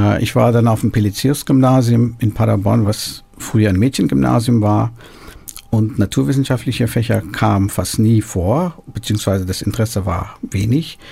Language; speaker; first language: German; early bilingual, other home language; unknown